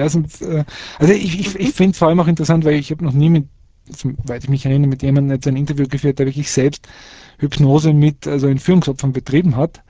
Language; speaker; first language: German; early bilingual, other home language; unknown